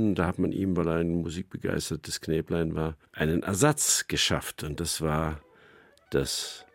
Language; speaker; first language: German; native; German